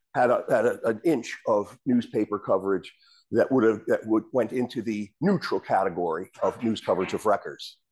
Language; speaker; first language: English; native; English